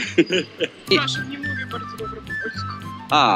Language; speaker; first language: Polish; non-native, learner; Ukrainian